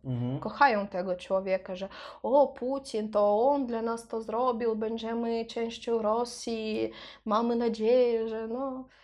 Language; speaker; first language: Polish; non-native, learner; Russian